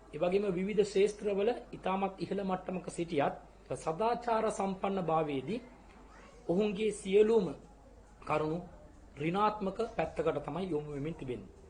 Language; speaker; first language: Sinhala; non-native, local second language; Tamil